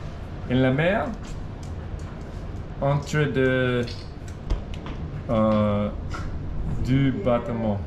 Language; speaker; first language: French; non-native, learner; English